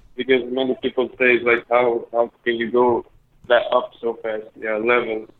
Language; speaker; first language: English; early bilingual, other home language; Albanian